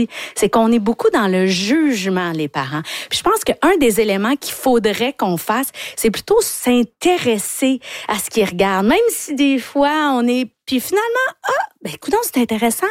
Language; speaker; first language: French; native; French